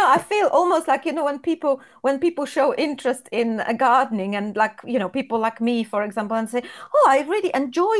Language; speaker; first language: English; non-native, fluent; Polish